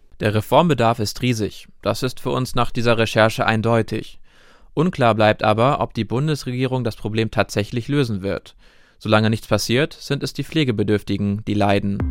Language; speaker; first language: German; native; German